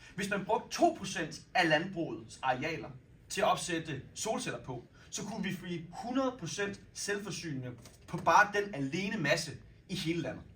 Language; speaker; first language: Danish; native; Danish